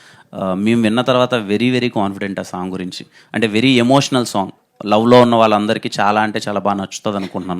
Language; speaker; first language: Telugu; native; Telugu